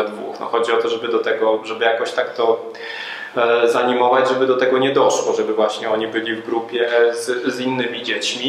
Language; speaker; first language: Polish; native; Polish